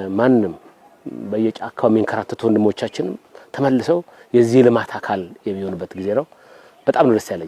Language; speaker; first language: Amharic; non-native, local second language; Oromo